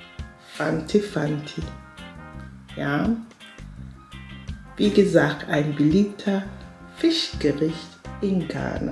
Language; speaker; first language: German; non-native, fluent; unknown